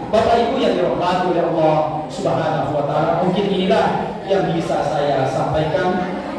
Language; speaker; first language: Indonesian; non-native, local second language; Buginese